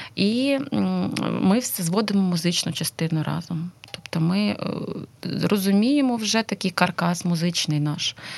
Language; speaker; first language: Ukrainian; non-native, local second language; Russian